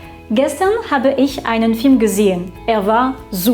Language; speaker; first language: German; non-native, fluent; French